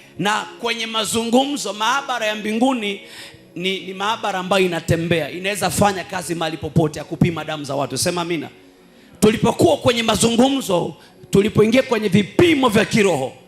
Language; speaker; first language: Swahili; native; Swahili